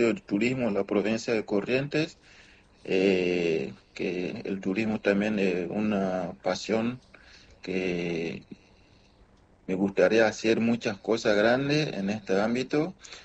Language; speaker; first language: Spanish; non-native, fluent; Mossi